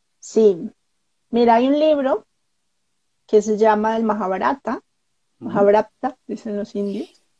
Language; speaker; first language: Spanish; native; Spanish